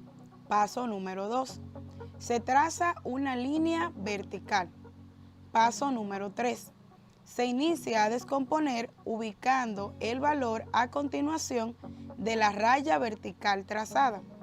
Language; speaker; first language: Spanish; native; Spanish